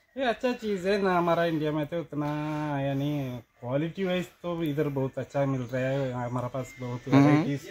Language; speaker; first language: Hindi; non-native, local second language; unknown